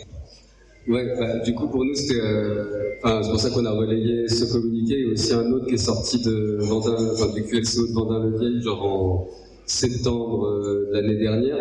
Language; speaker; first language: French; native; French